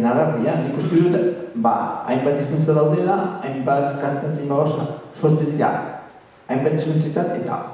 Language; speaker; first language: Basque; non-native, local second language; Spanish